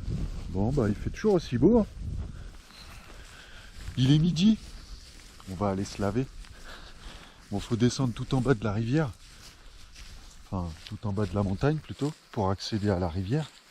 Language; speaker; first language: French; native; French